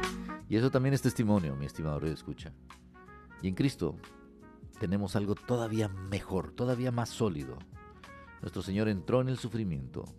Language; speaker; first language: Spanish; native; Spanish